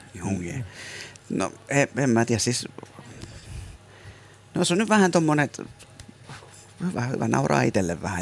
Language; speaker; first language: Finnish; native; Finnish